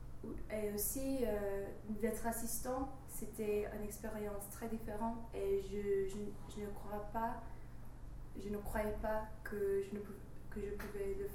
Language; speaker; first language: French; non-native, learner; English